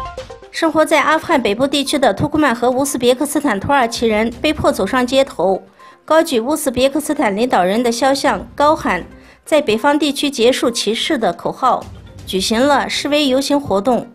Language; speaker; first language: Chinese; non-native, local second language; Uyghur